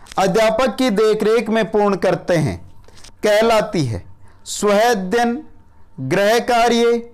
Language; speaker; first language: Hindi; native; Hindi